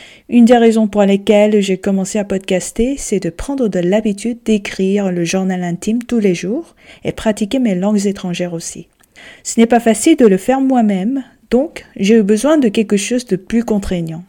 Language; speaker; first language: French; non-native, fluent; Korean